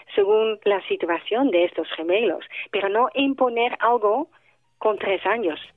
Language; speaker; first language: Spanish; non-native, fluent; Dutch